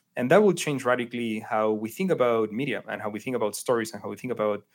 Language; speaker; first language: English; non-native, fluent; Spanish